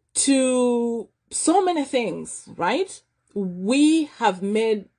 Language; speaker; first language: English; non-native, local second language; Nyanja